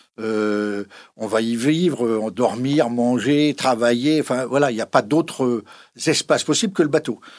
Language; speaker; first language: French; native; French